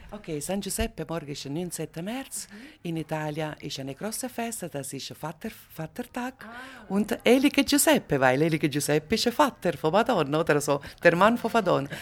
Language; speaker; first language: German; non-native, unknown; Italian